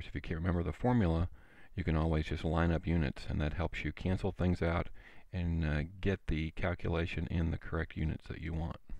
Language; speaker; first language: English; native; English